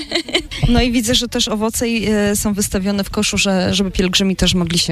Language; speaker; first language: Polish; native; Polish